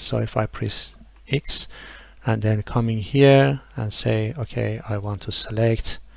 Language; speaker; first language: English; non-native, fluent; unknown